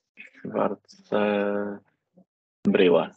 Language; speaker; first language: German; non-native, learner; Czech